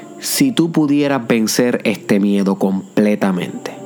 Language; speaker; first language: Spanish; native; Spanish